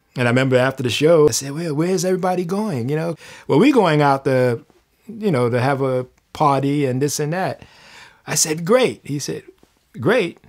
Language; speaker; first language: English; native; English